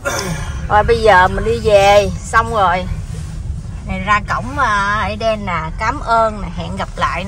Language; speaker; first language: Vietnamese; native; Vietnamese